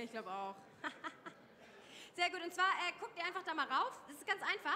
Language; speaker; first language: German; native; German